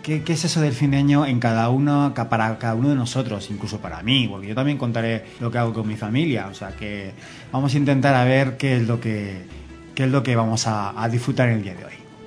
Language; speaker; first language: Spanish; native; Spanish